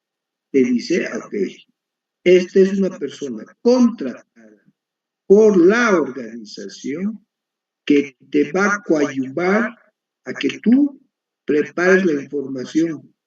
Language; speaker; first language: Spanish; native; Spanish